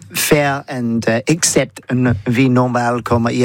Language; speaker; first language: French; non-native, learner; English